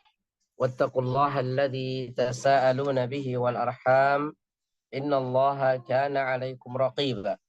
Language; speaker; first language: Arabic; non-native, fluent; Indonesian